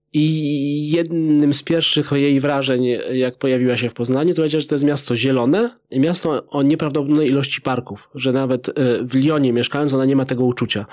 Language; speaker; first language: Polish; native; Polish